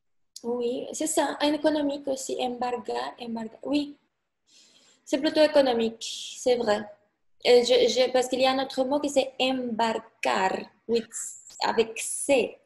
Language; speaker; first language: French; non-native, fluent; Spanish